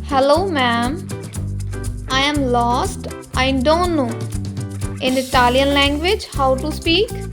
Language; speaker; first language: English; non-native, learner; Hindi